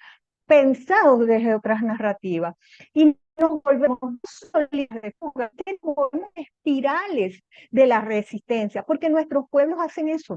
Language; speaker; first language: Spanish; native; Spanish